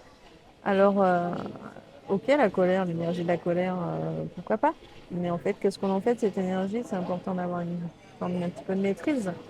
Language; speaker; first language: French; native; French